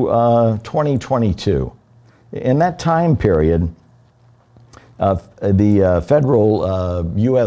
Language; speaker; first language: English; native; English